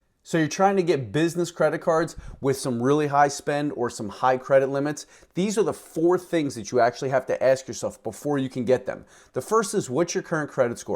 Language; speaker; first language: English; native; English